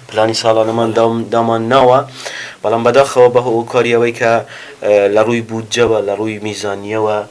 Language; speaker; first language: Central Kurdish; native; Central Kurdish